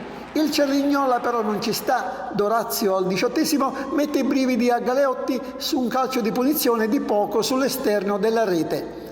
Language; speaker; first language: Italian; native; Italian